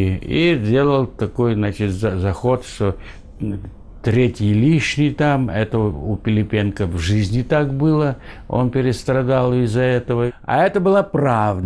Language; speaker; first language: Russian; native; Russian